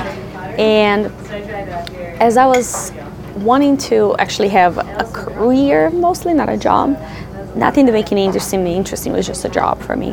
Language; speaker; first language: English; non-native, fluent; Portuguese